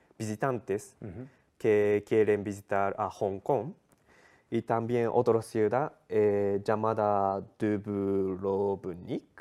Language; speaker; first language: Spanish; non-native, learner; Japanese